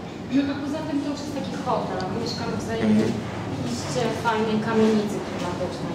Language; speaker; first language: Polish; native; Polish